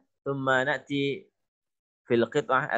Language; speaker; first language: Arabic; non-native, fluent; Indonesian